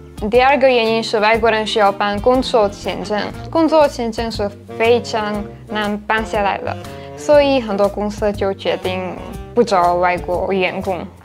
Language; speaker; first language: Chinese; non-native, fluent; Slovak